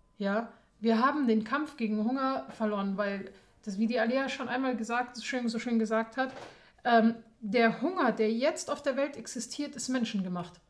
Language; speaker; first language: German; early bilingual, other home language; Persian